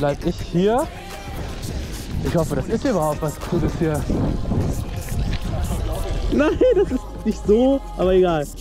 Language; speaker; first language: German; native; German